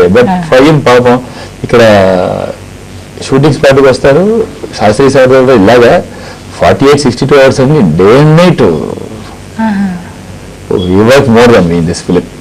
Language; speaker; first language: Telugu; non-native, learner; Tamil